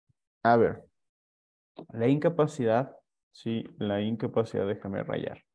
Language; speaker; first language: Spanish; native; Spanish